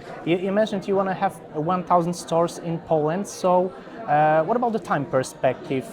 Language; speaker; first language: English; non-native, fluent; Polish